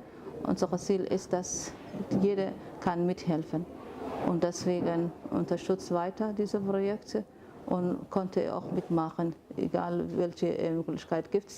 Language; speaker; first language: German; non-native, fluent; Somali